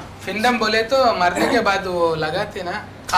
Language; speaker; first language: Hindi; non-native, local second language; Telugu